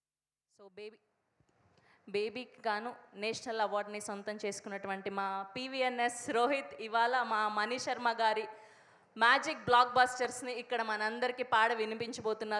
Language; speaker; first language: Telugu; native; Telugu